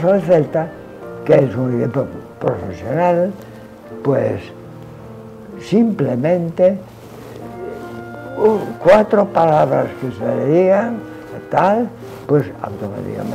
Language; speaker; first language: Spanish; native; Spanish